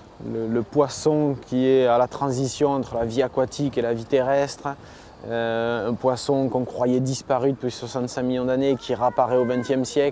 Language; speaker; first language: French; native; French